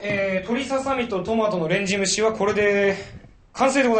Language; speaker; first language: Japanese; native; Japanese